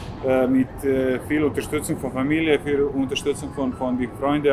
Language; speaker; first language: German; non-native, fluent; Serbian